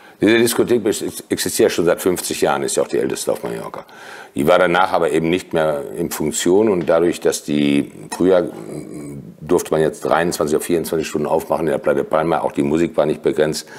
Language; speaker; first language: German; native; German